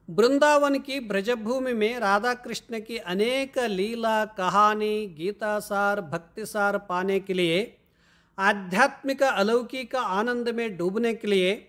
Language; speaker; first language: Hindi; non-native, local second language; Kannada